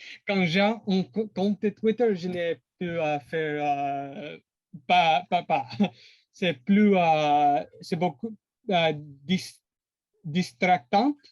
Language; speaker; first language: French; non-native, learner; English